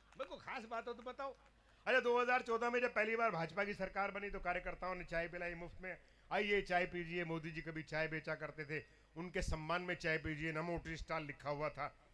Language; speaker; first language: Hindi; non-native, local second language; Punjabi